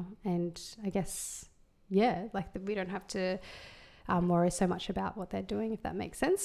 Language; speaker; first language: English; native; English